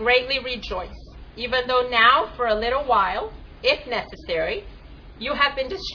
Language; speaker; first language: English; non-native, fluent; Portuguese